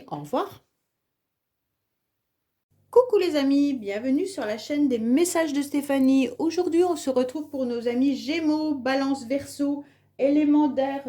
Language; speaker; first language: French; native; French